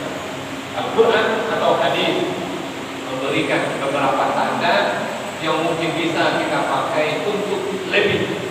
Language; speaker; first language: Indonesian; native; Indonesian